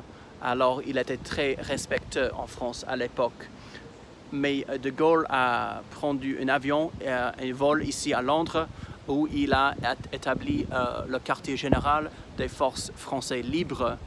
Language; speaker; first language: French; non-native, fluent; English